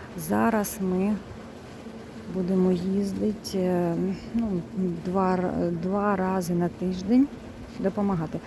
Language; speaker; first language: Ukrainian; native; Ukrainian